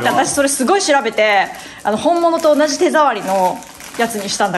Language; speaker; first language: Japanese; native; Japanese